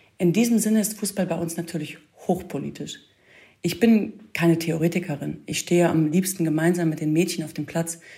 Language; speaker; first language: German; early bilingual, other home language; Kurdish